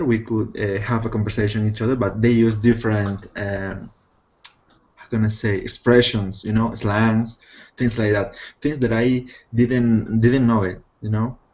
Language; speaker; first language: English; non-native, fluent; Spanish